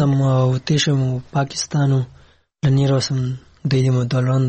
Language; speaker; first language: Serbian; non-native, learner; Pashto